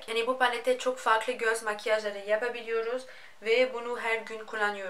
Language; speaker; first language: Turkish; non-native, fluent; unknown